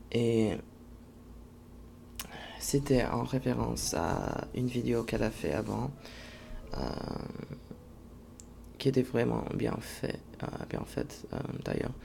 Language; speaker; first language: French; non-native, fluent; English